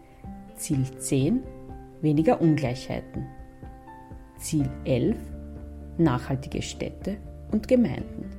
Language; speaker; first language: German; native; German